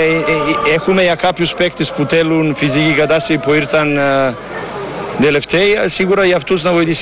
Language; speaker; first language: Greek; non-native, learner; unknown